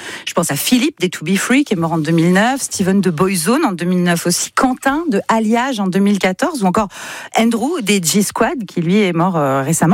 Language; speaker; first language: French; native; French